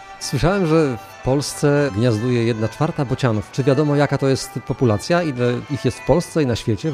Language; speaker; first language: Polish; native; Polish